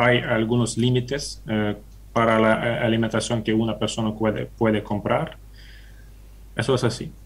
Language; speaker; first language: Spanish; non-native, fluent; Ukrainian